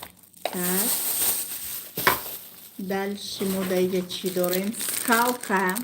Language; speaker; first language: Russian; non-native, fluent; Tajik